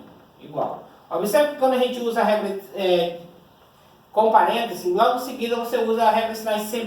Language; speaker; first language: Portuguese; native; Portuguese